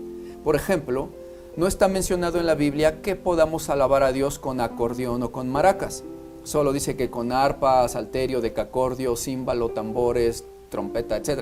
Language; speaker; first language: Spanish; native; Spanish